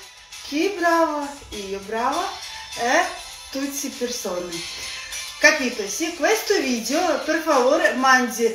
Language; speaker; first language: Italian; non-native, learner; Russian